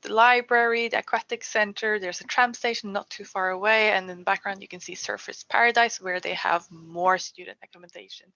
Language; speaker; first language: English; non-native, fluent; Norwegian